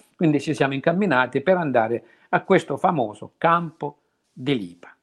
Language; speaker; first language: Italian; native; Italian